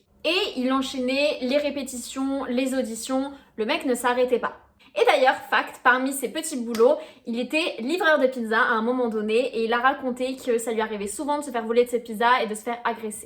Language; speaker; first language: French; native; French